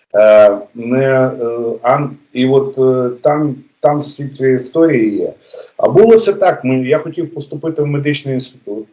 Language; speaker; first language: Ukrainian; native; Ukrainian